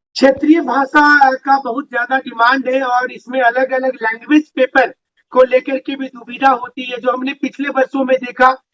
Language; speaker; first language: Hindi; native; Hindi